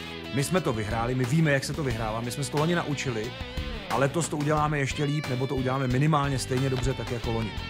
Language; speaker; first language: Czech; native; Czech